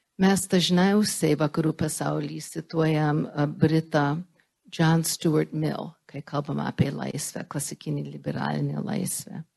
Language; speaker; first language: Lithuanian; early bilingual, heritage; Lithuanian